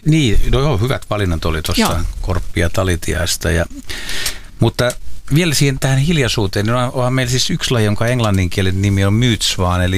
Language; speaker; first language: Finnish; native; Finnish